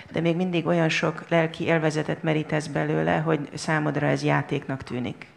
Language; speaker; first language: Hungarian; native; Hungarian